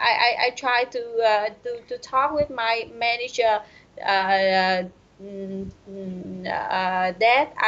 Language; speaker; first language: English; non-native, learner; Vietnamese